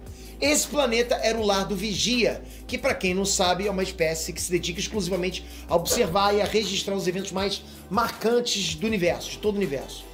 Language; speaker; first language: Portuguese; native; Portuguese